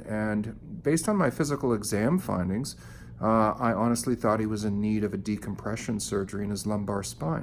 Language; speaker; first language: English; native; English